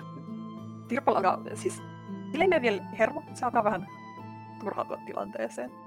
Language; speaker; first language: Finnish; native; Finnish